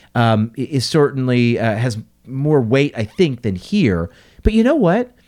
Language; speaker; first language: English; native; English